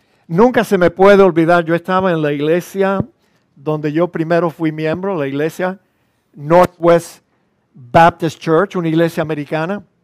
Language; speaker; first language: Spanish; native; Spanish